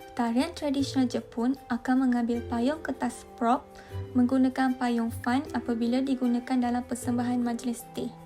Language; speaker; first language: Malay; native; Malay